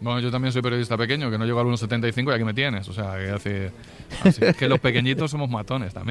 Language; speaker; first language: Spanish; native; Spanish